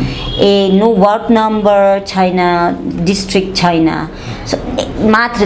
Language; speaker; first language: Nepali; non-native, learner; Dutch